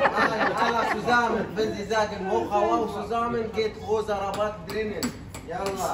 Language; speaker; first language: German; non-native, learner; Arabic